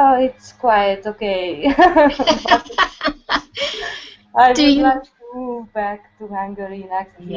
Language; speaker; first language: English; non-native, learner; Hungarian